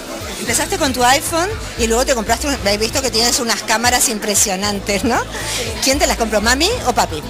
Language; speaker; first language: Spanish; native; Spanish